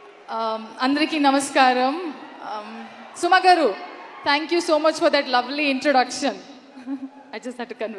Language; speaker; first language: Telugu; non-native, learner; Kannada